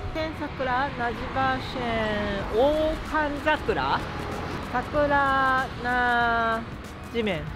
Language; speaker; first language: Polish; non-native, learner; Japanese